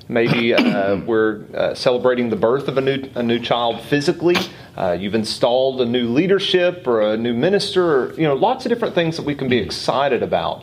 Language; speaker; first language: English; native; English